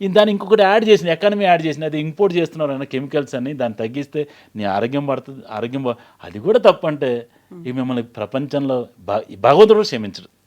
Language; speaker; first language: Telugu; native; Telugu